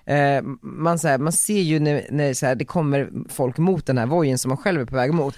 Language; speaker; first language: Swedish; native; Swedish